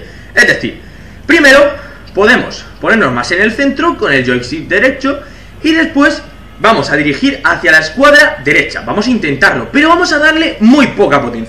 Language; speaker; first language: Spanish; native; Spanish